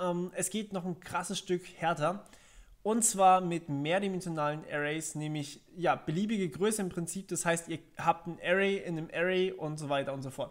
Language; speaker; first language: German; native; German